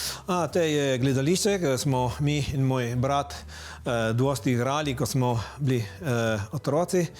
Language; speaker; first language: Slovenian; early bilingual, heritage; Italian